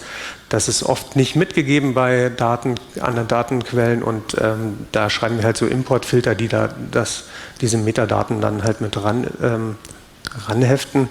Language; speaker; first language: German; native; German